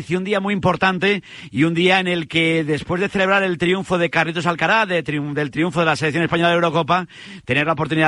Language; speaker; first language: Spanish; native; Spanish